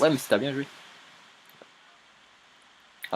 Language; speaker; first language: French; native; French